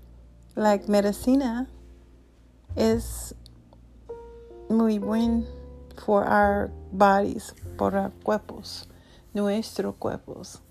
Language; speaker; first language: Spanish; non-native, learner; English